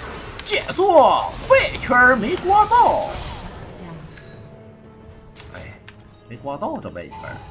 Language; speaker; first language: Chinese; native; Chinese